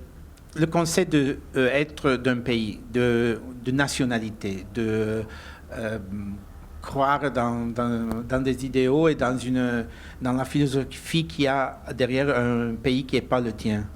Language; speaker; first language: French; non-native, fluent; Italian